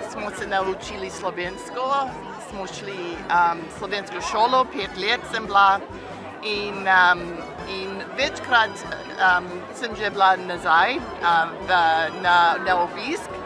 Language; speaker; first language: Slovenian; early bilingual, heritage; Slovenian